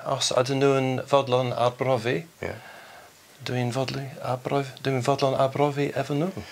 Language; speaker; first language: Welsh; non-native, local second language; English